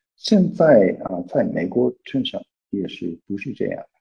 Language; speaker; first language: Chinese; non-native, fluent; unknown